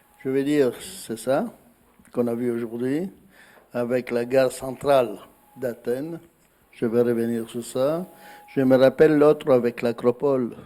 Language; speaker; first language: French; non-native, fluent; Greek